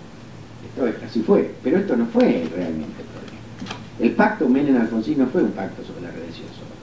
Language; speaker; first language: Spanish; native; Spanish